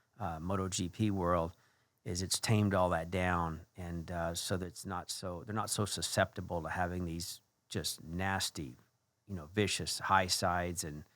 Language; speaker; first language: English; native; English